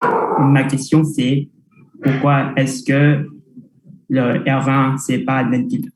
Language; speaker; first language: French; non-native, learner; Vietnamese